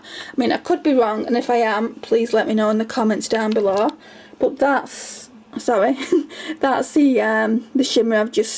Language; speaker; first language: English; native; English